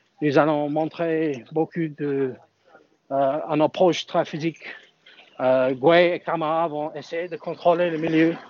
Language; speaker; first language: French; non-native, fluent; English